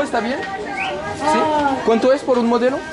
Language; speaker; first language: Spanish; non-native, learner; French